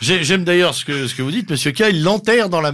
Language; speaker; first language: French; native; French